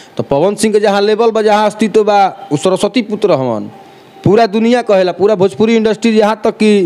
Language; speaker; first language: Bhojpuri; native; Bhojpuri